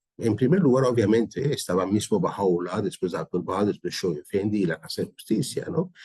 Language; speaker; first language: Spanish; non-native, fluent; Persian